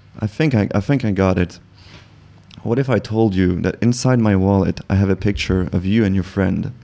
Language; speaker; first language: English; non-native, fluent; French